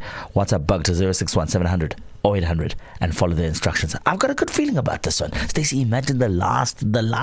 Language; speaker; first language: English; native; English